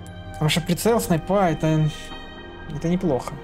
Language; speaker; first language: Russian; native; Russian